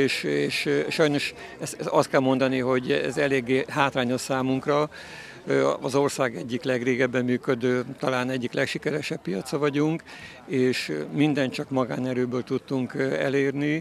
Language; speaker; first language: Hungarian; native; Hungarian